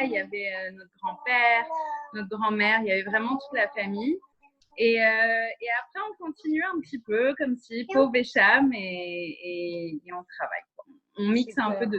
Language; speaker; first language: French; early bilingual, heritage; French